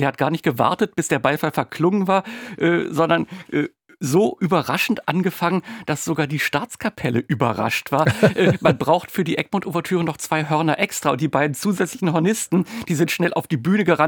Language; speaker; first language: German; native; German